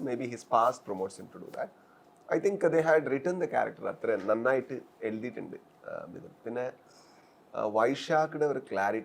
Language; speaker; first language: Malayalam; non-native, learner; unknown